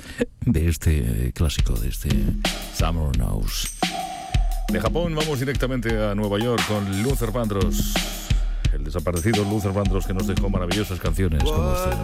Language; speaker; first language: Spanish; native; Spanish